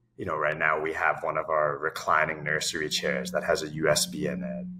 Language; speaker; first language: English; native; English